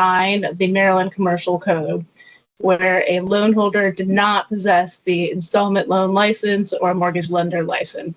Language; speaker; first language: English; native; English